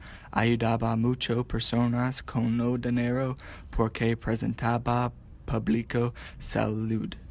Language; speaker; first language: Spanish; non-native, learner; English